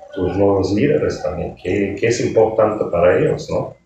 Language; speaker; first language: Spanish; non-native, fluent; German